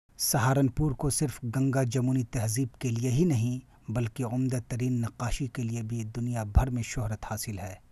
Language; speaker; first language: Urdu; native; Urdu